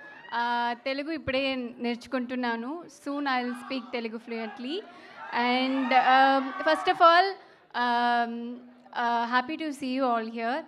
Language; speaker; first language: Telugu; non-native, learner; Tamil